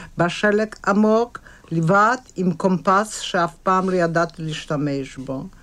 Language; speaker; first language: Hebrew; non-native, fluent; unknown